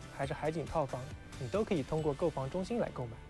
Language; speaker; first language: Chinese; native; Chinese